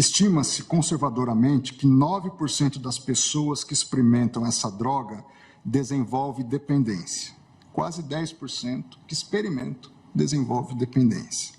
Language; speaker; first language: Portuguese; native; Portuguese